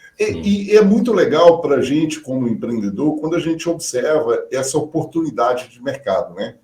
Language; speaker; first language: Portuguese; native; Portuguese